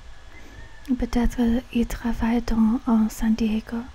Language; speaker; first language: French; non-native, learner; English